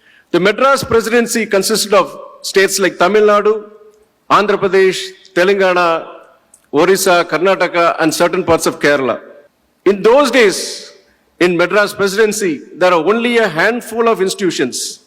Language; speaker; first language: English; non-native, local second language; Tamil